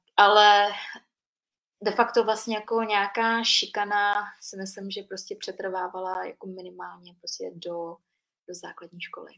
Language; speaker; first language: Czech; early bilingual, other home language; Vietnamese